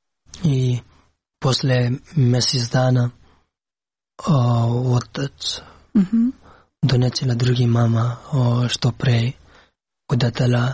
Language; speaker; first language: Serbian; non-native, learner; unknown